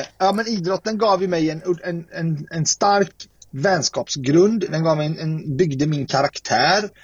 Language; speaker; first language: Swedish; early bilingual, other home language; Arabic